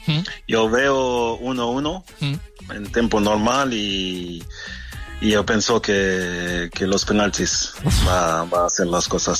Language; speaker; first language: Spanish; non-native, fluent; French